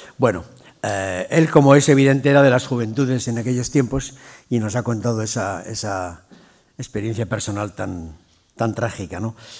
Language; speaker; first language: Spanish; native; Spanish